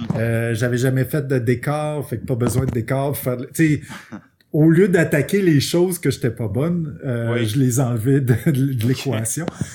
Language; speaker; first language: French; native; French